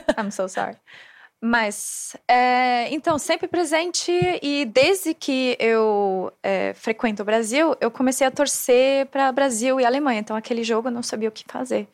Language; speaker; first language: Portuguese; non-native, fluent; German